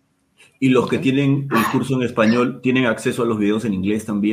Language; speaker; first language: Spanish; native; Spanish